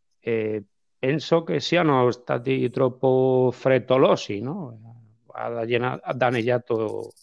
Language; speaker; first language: Italian; non-native, fluent; Spanish